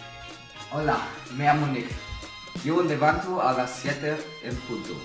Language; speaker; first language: Spanish; non-native, learner; German